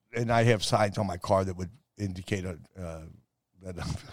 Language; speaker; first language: English; native; English